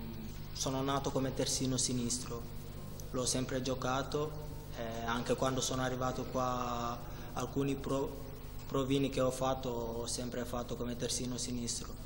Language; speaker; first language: Italian; non-native, fluent; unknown